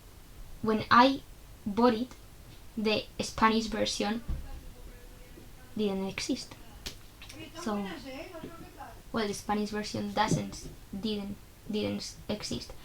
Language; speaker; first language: English; non-native, fluent; Spanish